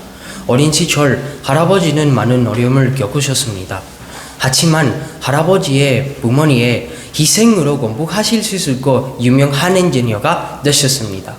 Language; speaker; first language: Korean; non-native, learner; Spanish